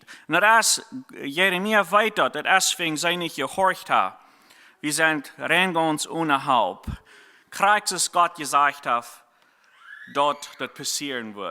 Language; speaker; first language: German; non-native, learner; Plautdietsch